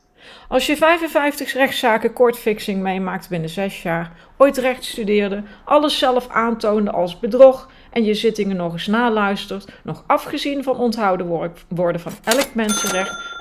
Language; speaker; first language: Dutch; native; Dutch